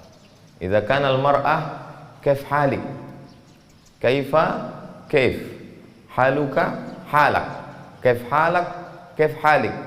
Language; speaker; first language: Arabic; non-native, fluent; Indonesian